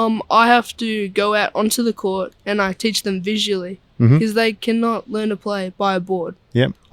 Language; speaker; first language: English; native; English